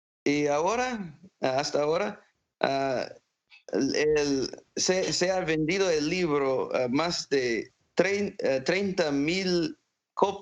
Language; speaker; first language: Spanish; non-native, fluent; English